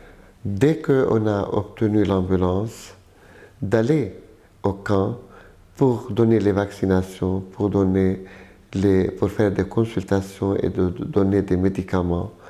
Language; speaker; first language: French; non-native, local second language; Arabic